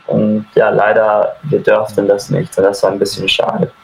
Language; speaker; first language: German; early bilingual, heritage; German